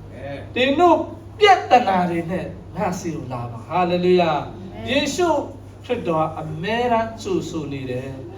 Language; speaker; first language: Burmese; non-native, local second language; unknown